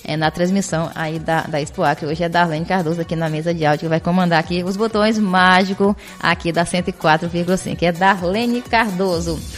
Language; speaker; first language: Portuguese; native; Portuguese